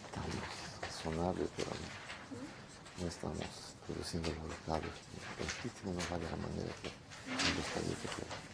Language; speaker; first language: Spanish; non-native, fluent; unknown